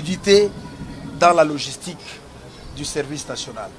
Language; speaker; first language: French; non-native, local second language; Lingala